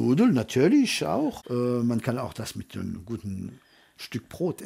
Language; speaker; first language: German; non-native, fluent; French